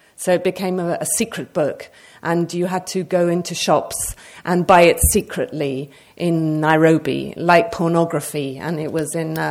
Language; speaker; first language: English; native; English